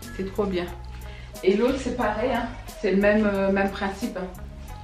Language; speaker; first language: French; non-native, local second language; Fula